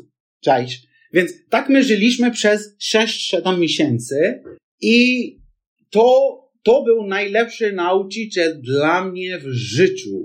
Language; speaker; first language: Polish; non-native, fluent; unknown